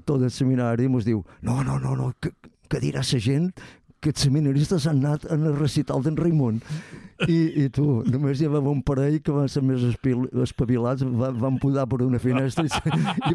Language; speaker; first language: Catalan; native; Catalan